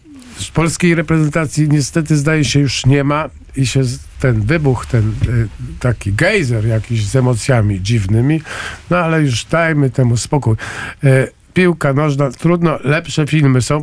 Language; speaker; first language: Polish; native; Polish